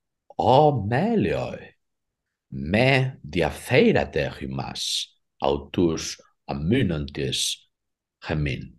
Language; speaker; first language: Greek; non-native, fluent; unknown